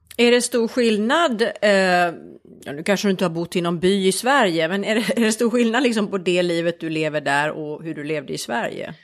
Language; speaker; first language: Swedish; native; Swedish